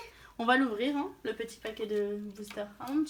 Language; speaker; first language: French; native; French